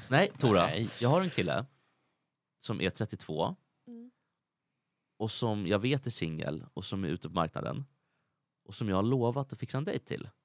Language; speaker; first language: Swedish; native; Swedish